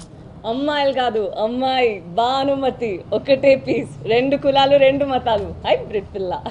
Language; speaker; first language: Telugu; non-native, fluent; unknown